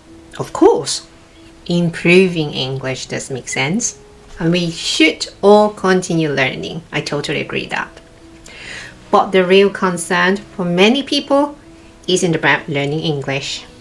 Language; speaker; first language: English; non-native, fluent; Cantonese